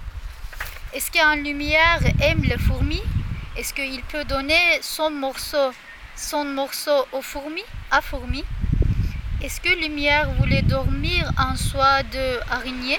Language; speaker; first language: French; non-native, learner; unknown